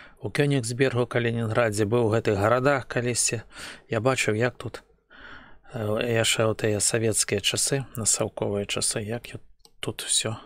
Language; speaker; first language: Belarusian; native; Belarusian